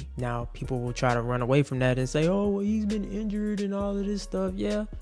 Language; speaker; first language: English; native; English